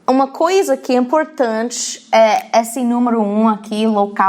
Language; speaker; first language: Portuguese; non-native, fluent; English